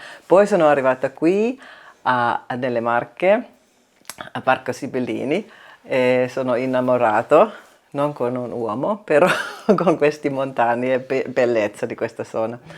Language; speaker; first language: Italian; non-native, learner; Finnish